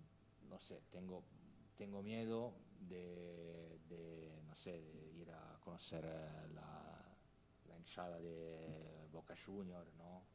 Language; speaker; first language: Spanish; non-native, fluent; Italian